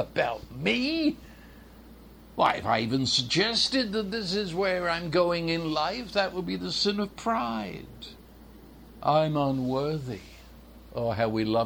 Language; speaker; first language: English; native; English